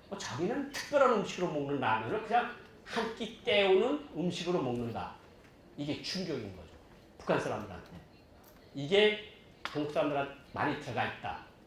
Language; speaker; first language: Korean; native; Korean